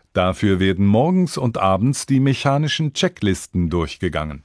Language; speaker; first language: German; native; German